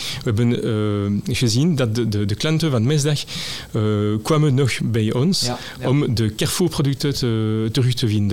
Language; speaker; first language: Dutch; non-native, local second language; French